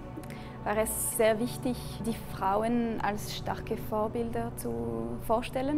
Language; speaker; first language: German; non-native, local second language; French